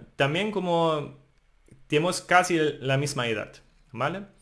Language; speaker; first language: Spanish; non-native, fluent; German